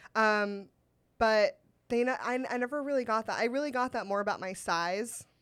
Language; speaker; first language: English; native; English